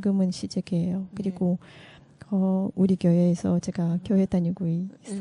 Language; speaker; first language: Korean; non-native, learner; Russian